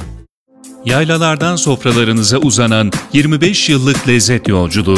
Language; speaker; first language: Turkish; native; Turkish